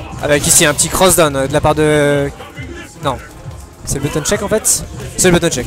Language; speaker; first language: French; native; French